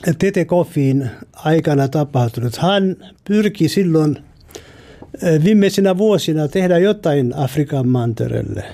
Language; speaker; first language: Finnish; non-native, fluent; Amharic